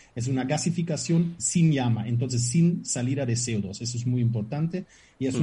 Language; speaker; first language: Spanish; non-native, fluent; German